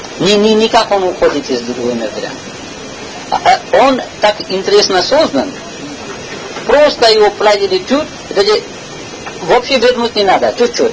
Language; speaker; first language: Russian; non-native, learner; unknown